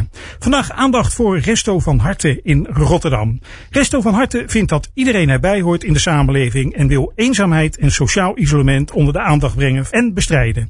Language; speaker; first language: Dutch; native; Dutch